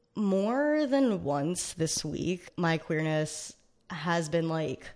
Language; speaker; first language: English; native; English